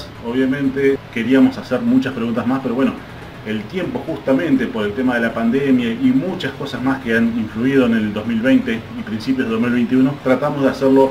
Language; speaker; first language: Spanish; native; Spanish